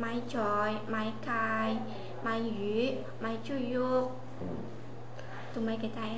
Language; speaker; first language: Cantonese; non-native, learner; Indonesian